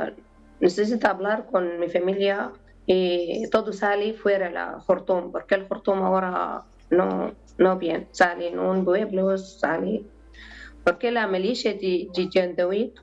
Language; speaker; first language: Spanish; non-native, learner; Arabic